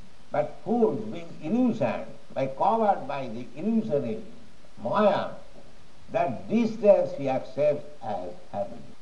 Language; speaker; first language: English; non-native, local second language; Bangla